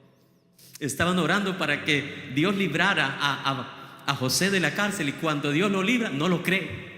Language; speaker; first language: Spanish; native; Spanish